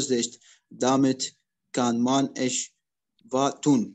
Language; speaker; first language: German; non-native, learner; Arabic